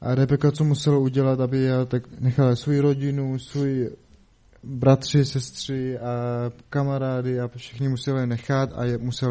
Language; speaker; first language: Czech; non-native, learner; Mongolian